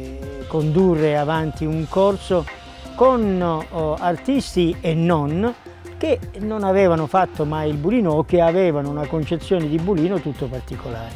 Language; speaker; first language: Italian; native; Italian